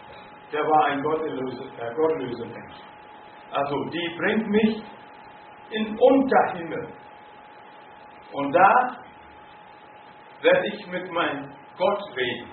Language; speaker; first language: German; non-native, fluent; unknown